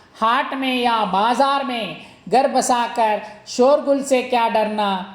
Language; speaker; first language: Hindi; non-native, local second language; Kannada